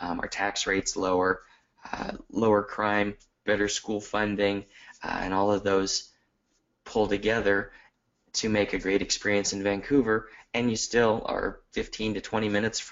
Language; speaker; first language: English; native; English